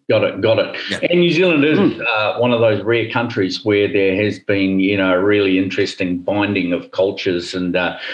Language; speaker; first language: English; native; English